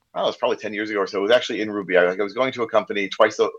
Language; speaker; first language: English; native; English